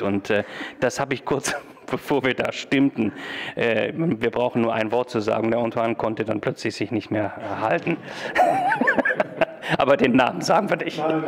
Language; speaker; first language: German; native; German